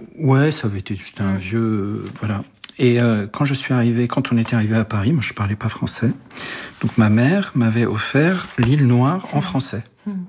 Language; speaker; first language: French; early bilingual, other home language; Arabic